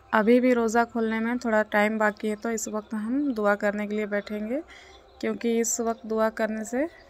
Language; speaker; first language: Hindi; native; Hindi